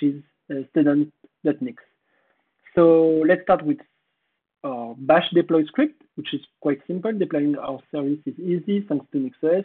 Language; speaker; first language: English; non-native, fluent; French